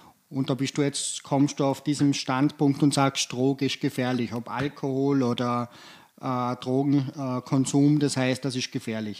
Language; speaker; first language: German; native; German